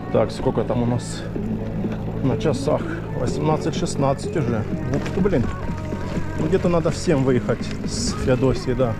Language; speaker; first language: Russian; native; Russian